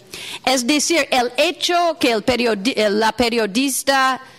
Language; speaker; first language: Spanish; non-native, fluent; English